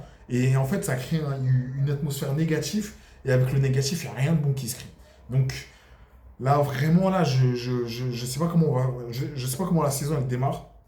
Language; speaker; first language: French; native; French